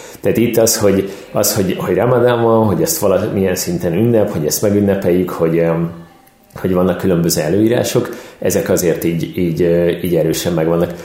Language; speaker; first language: Hungarian; native; Hungarian